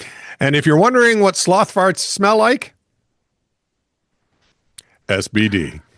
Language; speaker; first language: English; native; English